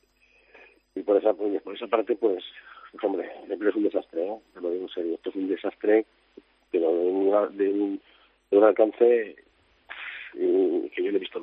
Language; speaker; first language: Spanish; native; Spanish